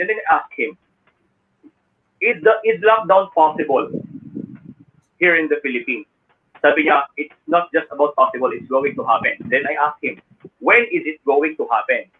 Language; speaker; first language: English; non-native, local second language; Filipino